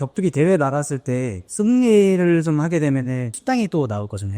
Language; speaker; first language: Korean; native; Korean